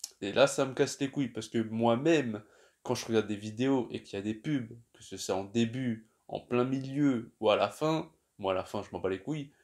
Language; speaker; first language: French; native; French